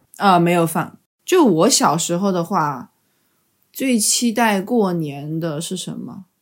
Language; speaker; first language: Chinese; native; Chinese